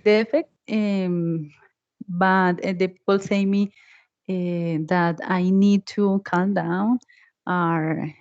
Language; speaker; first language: English; non-native, learner; Spanish